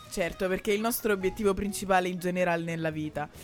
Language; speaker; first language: Italian; native; Italian